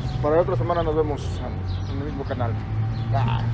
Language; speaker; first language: Spanish; native; Spanish